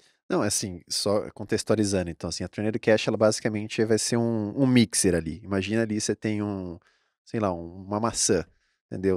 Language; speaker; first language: Portuguese; native; Portuguese